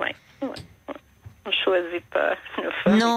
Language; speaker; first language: French; non-native, fluent; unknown